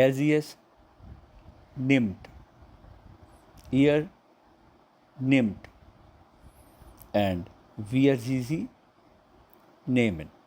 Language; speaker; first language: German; non-native, learner; Hindi